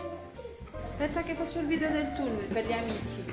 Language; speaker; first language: Italian; native; Italian